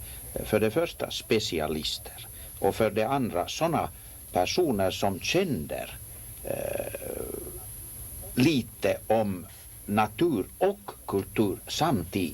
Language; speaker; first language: Swedish; non-native, local second language; Finnish